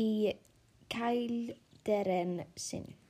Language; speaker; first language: Icelandic; non-native, learner; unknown